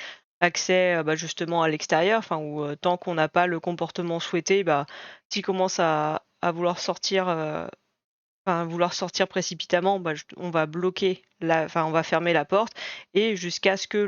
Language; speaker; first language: French; native; French